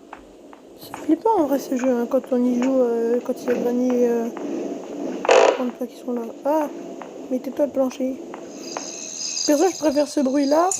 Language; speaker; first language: French; native; French